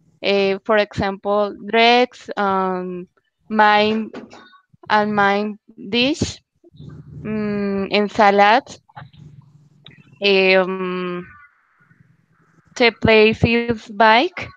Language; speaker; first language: English; non-native, learner; Spanish